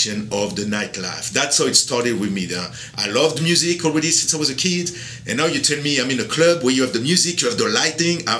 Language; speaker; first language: English; non-native, fluent; French